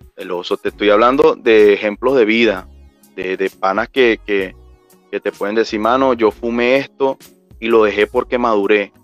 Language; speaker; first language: Spanish; native; Spanish